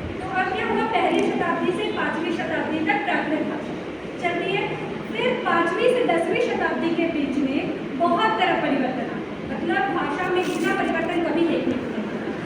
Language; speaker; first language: Hindi; native; Hindi